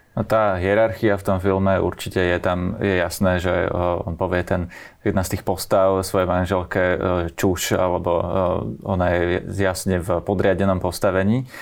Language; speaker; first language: Slovak; native; Slovak